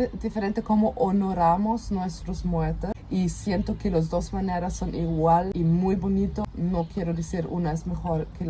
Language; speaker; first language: Spanish; non-native, fluent; German